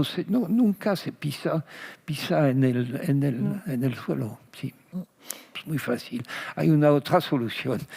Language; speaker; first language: Spanish; non-native, fluent; French